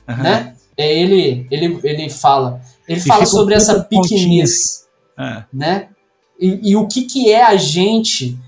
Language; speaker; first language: Portuguese; native; Portuguese